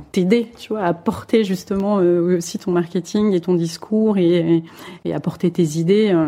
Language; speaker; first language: French; native; French